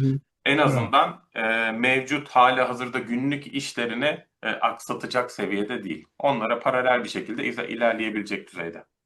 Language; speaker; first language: Turkish; native; Turkish